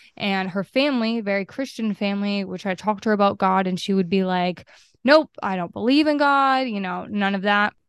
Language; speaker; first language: English; native; English